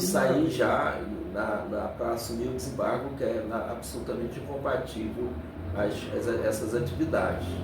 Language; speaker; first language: Portuguese; native; Portuguese